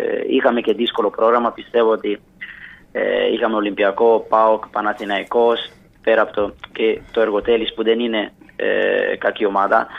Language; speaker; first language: Greek; non-native, fluent; Italian